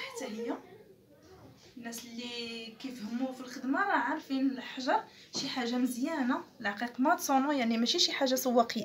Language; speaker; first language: Arabic; native; Arabic